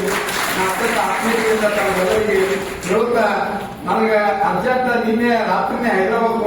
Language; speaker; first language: Kannada; native; Kannada